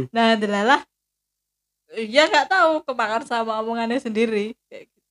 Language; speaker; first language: Indonesian; native; Indonesian